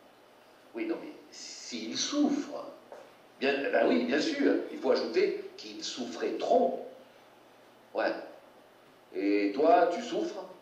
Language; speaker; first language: French; native; French